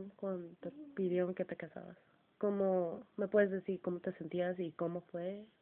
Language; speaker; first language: Spanish; early bilingual, heritage; Spanish